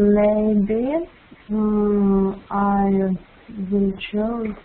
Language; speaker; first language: English; non-native, learner; Russian